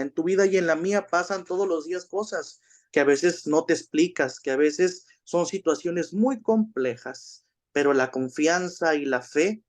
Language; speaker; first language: Spanish; native; Spanish